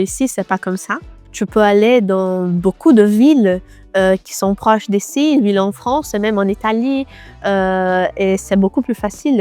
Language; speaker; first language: French; non-native, fluent; Portuguese